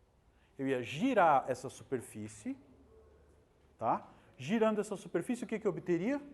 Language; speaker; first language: Portuguese; native; Portuguese